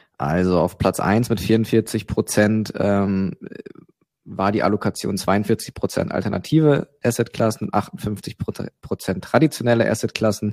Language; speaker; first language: German; native; German